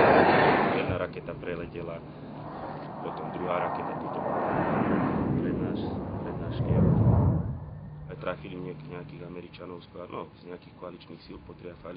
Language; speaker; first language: Slovak; native; Slovak